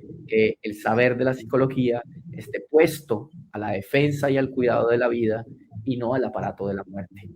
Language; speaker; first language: Spanish; native; Spanish